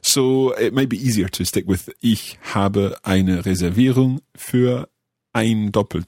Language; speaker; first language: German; non-native, learner; English